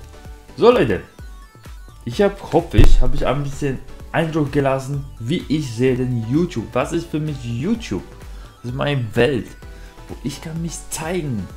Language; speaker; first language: German; non-native, learner; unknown